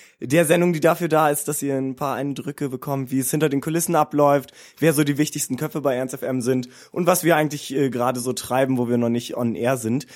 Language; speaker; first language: German; native; German